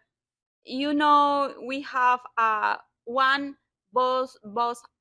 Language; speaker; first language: English; non-native, learner; Spanish